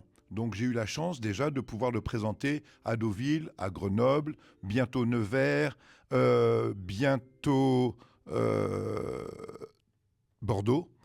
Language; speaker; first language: French; native; French